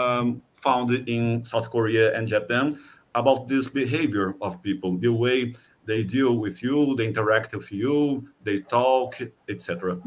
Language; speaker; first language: English; non-native, fluent; Portuguese